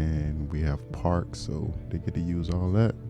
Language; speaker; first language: English; native; English